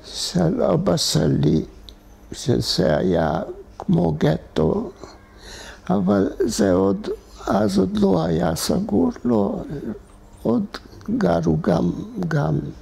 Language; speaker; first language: Hebrew; non-native, fluent; Hungarian